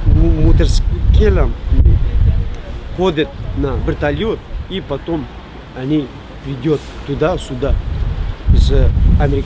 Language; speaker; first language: Russian; non-native, learner; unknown